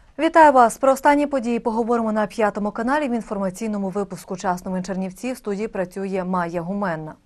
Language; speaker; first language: Ukrainian; native; Ukrainian